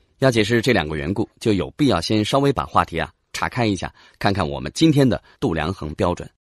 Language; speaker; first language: Chinese; native; Chinese